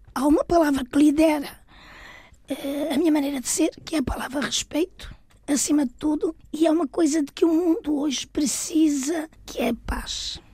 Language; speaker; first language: Portuguese; native; Portuguese